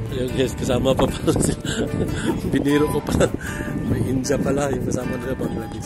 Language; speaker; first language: Filipino; non-native, local second language; Cebuano